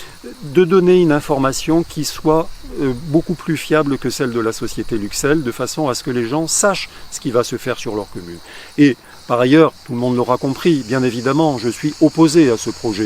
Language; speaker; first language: French; native; French